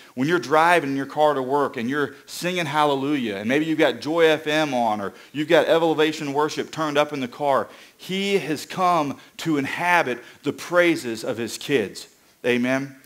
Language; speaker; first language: English; native; English